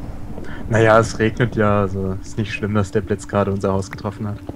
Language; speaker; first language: German; native; German